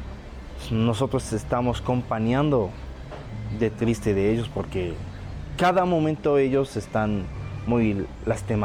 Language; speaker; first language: Spanish; non-native, learner; Arabic